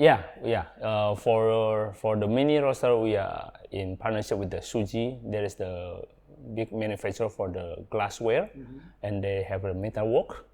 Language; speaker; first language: English; non-native, learner; Indonesian